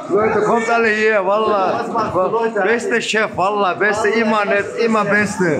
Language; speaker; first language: German; early bilingual, other home language; Turkish